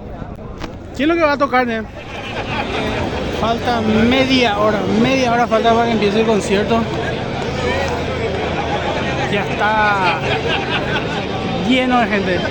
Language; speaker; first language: Spanish; native; Spanish